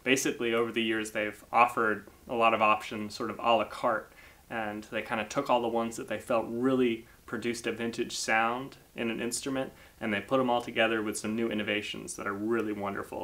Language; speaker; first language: English; native; English